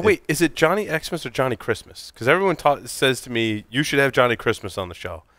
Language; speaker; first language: English; native; English